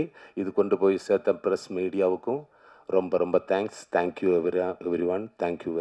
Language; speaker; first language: Tamil; non-native, learner; Malayalam